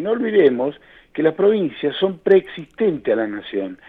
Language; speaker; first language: Spanish; native; Spanish